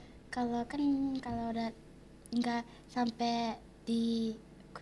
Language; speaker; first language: Indonesian; early bilingual, heritage; Indonesian